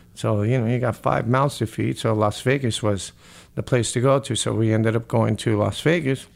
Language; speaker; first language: English; early bilingual, other home language; Spanish